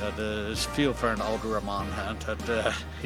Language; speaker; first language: Dutch; non-native, learner; English